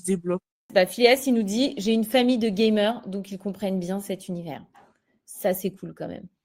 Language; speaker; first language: French; native; French